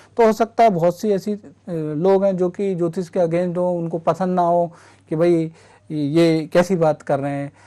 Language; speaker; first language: Hindi; native; Hindi